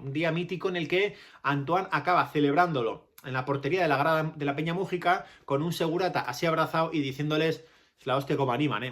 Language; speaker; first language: Spanish; native; Spanish